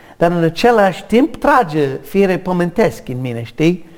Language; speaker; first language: Romanian; non-native, learner; English